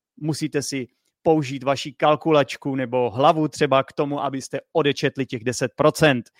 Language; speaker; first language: Czech; native; Czech